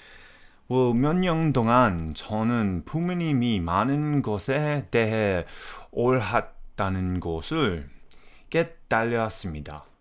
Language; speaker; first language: Korean; non-native, fluent; English